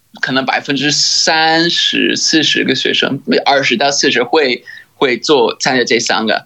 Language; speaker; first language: Chinese; non-native, fluent; English